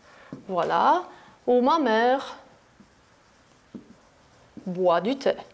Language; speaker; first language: French; non-native, fluent; Greek